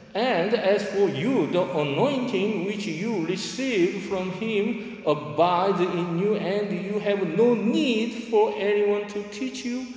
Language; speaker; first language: English; non-native, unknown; Korean